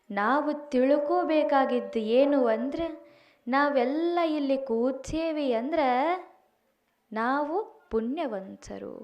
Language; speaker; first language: Kannada; native; Kannada